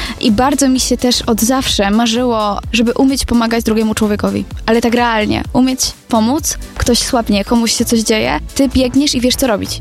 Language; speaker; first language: Polish; native; Polish